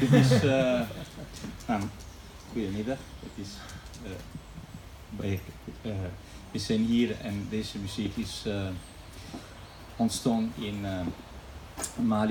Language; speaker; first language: Dutch; non-native, fluent; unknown